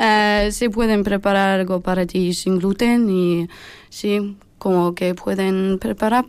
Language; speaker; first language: Spanish; non-native, learner; German